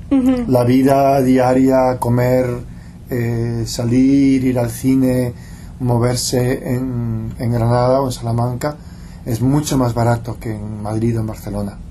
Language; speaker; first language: Spanish; non-native, local second language; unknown